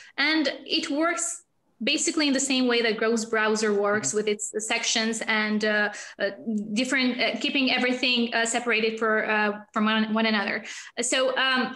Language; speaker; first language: English; non-native, fluent; Albanian